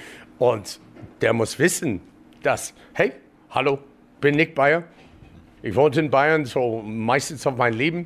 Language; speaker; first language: German; non-native, learner; English